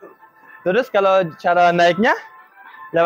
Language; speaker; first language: Indonesian; non-native, fluent; Persian